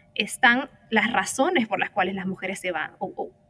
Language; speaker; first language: Spanish; native; Spanish